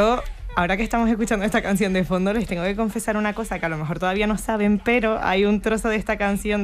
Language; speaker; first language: Spanish; native; Spanish